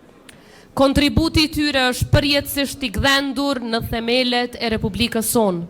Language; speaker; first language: Albanian; native; Albanian